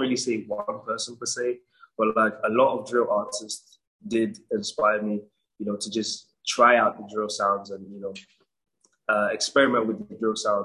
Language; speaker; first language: English; non-native, local second language; Igbo